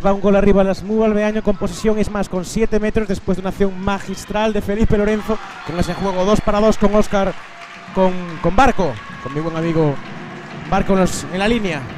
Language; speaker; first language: Spanish; native; Spanish